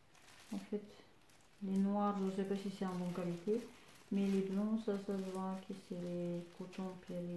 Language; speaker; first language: French; non-native, fluent; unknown